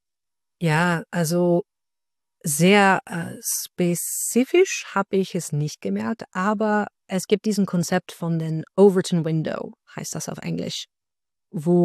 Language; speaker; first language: German; non-native, fluent; Dutch